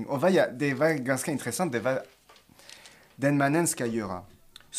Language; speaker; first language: Swedish; non-native, fluent; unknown